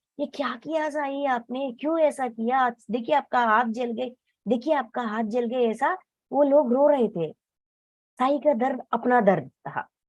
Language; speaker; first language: Hindi; non-native, local second language; Telugu